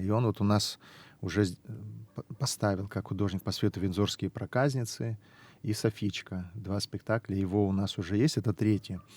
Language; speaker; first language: Russian; non-native, local second language; Abkhazian